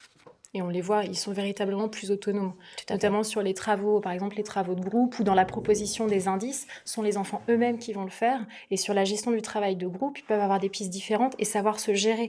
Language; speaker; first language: French; native; French